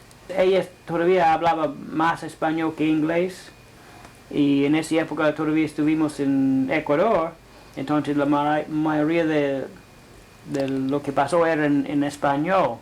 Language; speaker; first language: Spanish; non-native, fluent; English